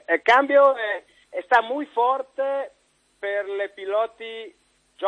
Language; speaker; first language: Spanish; non-native, learner; Italian